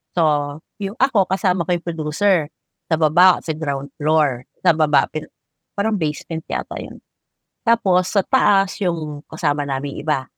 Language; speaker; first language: Filipino; native; Filipino